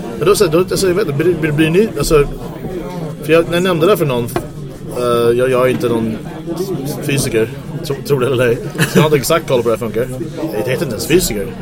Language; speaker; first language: Swedish; non-native, fluent; English